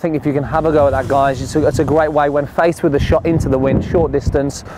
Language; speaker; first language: English; native; English